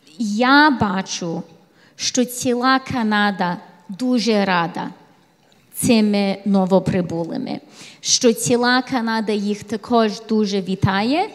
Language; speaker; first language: Ukrainian; early bilingual, heritage; English